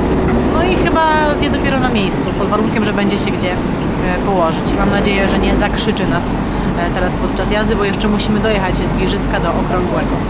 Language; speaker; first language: Polish; native; Polish